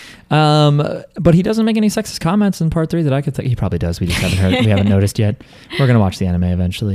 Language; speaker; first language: English; native; English